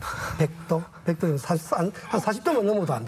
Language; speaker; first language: Korean; native; Korean